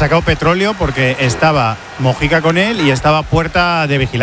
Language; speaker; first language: Spanish; native; Spanish